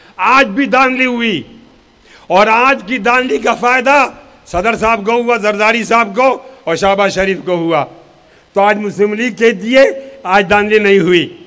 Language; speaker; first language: Urdu; non-native, local second language; Pashto